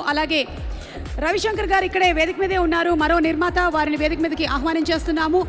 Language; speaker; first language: Telugu; native; Telugu